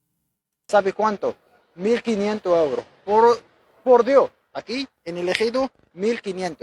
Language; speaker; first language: Spanish; non-native, learner; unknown